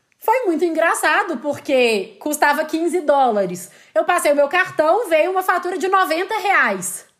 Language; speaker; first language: Portuguese; native; Portuguese